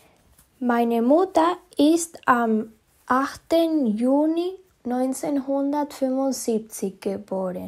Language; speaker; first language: German; early bilingual, heritage; German